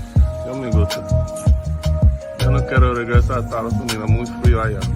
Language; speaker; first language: Spanish; non-native, learner; English